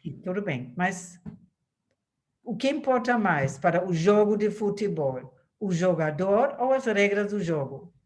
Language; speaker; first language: Portuguese; non-native, fluent; German